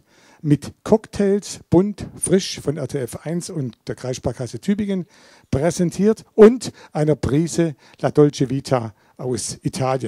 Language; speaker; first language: German; native; German